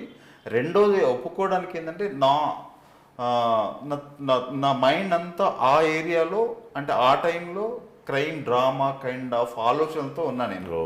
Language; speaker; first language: Telugu; native; Telugu